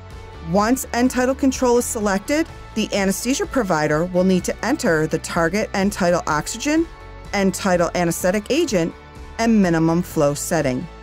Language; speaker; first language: English; native; English